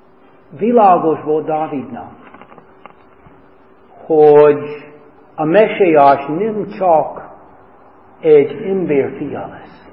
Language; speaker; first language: Hungarian; non-native, fluent; English